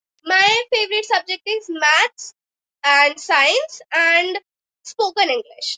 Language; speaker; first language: English; non-native, local second language; Hindi